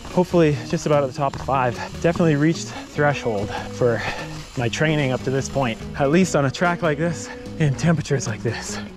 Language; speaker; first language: English; native; English